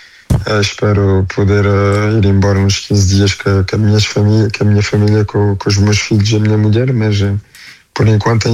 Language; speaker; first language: Portuguese; early bilingual, heritage; French